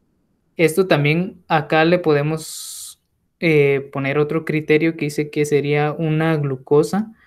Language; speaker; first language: Spanish; native; Spanish